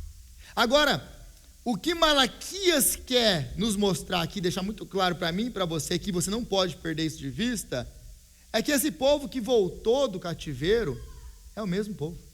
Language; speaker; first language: Portuguese; native; Portuguese